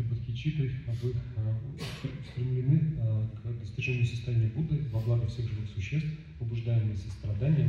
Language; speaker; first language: Russian; native; Russian